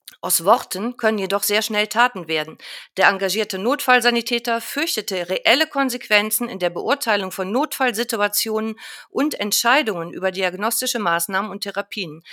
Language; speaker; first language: German; native; German